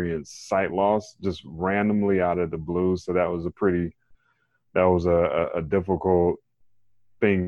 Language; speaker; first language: English; native; English